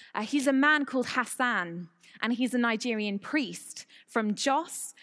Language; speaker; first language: English; native; English